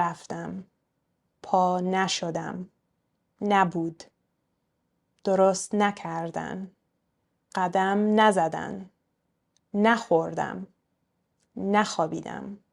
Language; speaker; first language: Persian; early bilingual, heritage; Persian